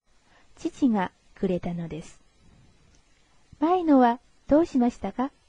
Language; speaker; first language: Japanese; non-native, fluent; Chinese